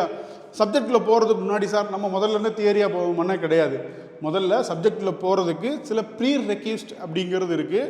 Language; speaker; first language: Tamil; native; Tamil